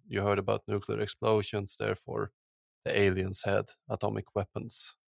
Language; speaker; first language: English; non-native, fluent; Swedish